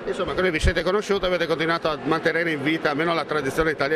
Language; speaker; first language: Italian; native; Italian